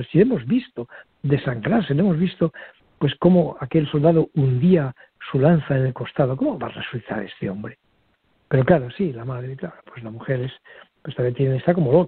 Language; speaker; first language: Spanish; native; Spanish